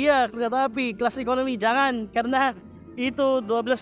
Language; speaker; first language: Indonesian; non-native, fluent; Filipino